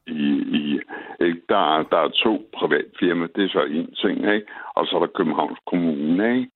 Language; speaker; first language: Danish; native; Danish